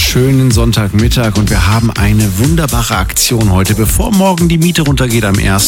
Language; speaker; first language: German; native; German